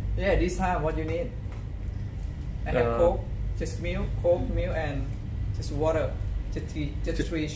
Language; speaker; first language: English; non-native, learner; Thai